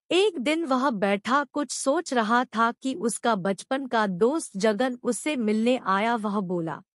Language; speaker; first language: Hindi; native; Hindi